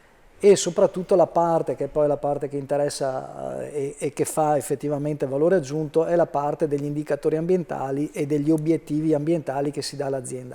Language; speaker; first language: Italian; native; Italian